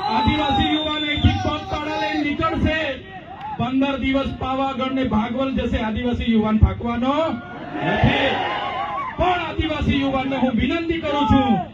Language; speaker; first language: Gujarati; non-native, local second language; Vasavi